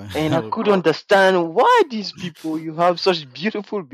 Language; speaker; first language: English; non-native, local second language; French